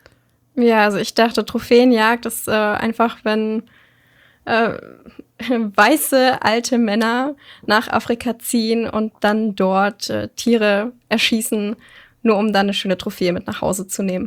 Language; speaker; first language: German; native; German